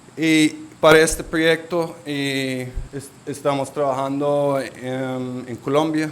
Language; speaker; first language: Spanish; non-native, local second language; English